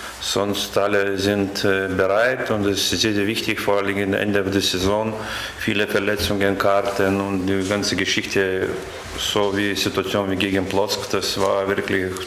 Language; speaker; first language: German; non-native, learner; Lithuanian